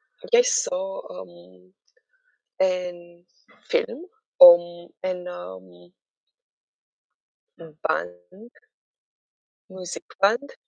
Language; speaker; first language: Norwegian; non-native, learner; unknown